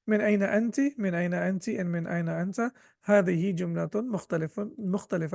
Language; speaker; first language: Arabic; non-native, fluent; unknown